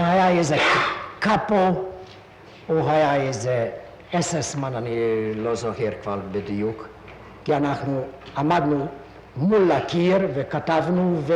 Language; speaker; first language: Hebrew; non-native, fluent; Hungarian